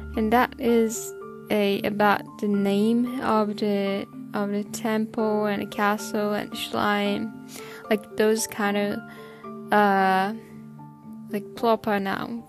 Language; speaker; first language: English; non-native, learner; Japanese